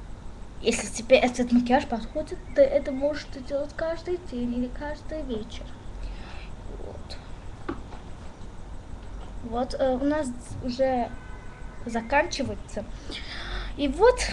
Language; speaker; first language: Russian; non-native, learner; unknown